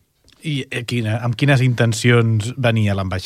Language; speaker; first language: Catalan; native; Catalan